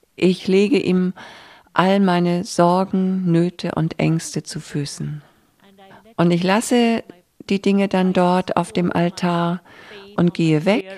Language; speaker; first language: German; native; German